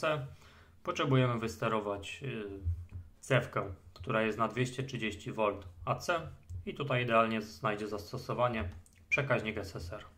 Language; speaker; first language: Polish; native; Polish